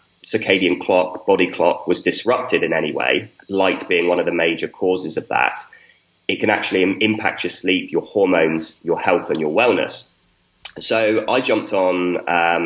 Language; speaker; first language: English; native; English